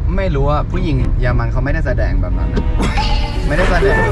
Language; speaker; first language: Thai; non-native, fluent; German